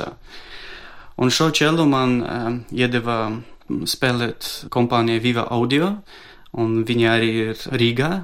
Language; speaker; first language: Latvian; non-native, local second language; Russian